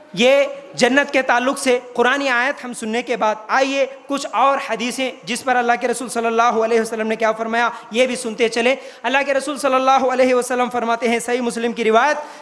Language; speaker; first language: Hindi; non-native, local second language; Urdu